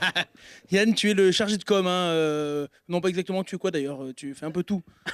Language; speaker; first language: French; native; French